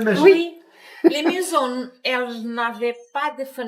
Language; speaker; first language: French; non-native, learner; Portuguese